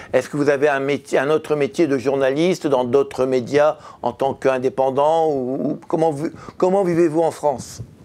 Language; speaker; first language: French; native; French